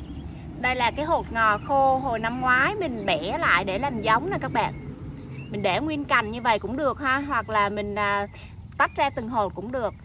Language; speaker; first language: Vietnamese; native; Vietnamese